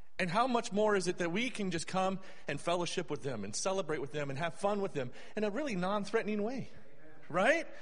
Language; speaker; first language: English; native; English